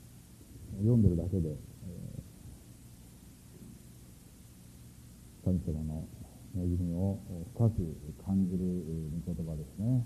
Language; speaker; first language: Japanese; native; Japanese